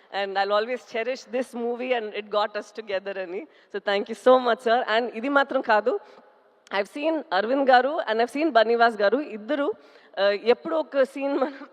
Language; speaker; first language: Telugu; non-native, local second language; Tamil